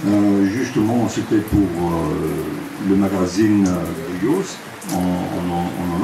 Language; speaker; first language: French; non-native, local second language; Dutch